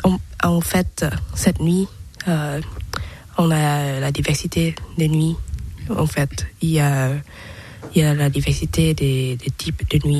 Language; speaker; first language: French; non-native, learner; Thai